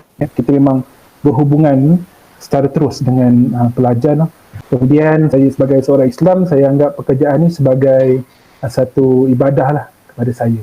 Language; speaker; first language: Malay; native; Malay